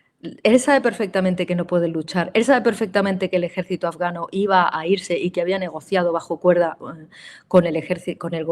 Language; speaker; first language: Spanish; native; Spanish